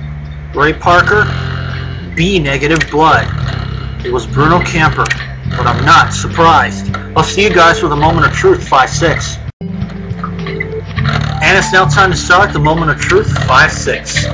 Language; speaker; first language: English; native; English